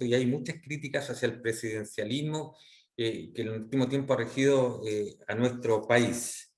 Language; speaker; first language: Spanish; native; Spanish